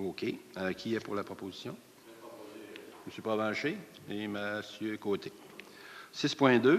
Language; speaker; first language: French; native; French